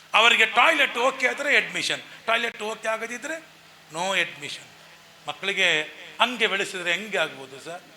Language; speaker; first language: Kannada; non-native, local second language; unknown